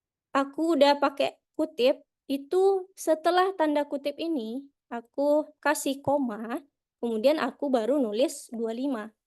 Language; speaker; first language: Indonesian; native; Indonesian